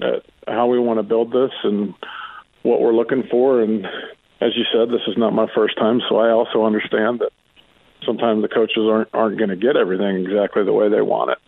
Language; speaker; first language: English; native; English